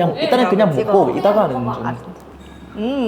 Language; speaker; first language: Korean; non-native, fluent; Vietnamese